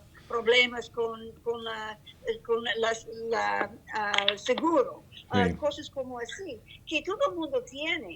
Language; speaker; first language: Spanish; non-native, learner; English